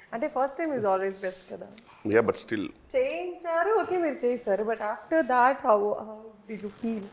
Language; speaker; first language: Telugu; non-native, fluent; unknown